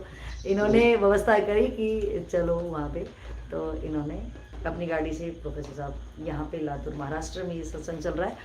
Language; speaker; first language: Hindi; native; Hindi